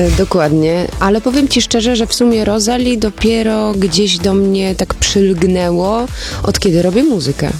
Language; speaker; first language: Polish; early bilingual, heritage; Polish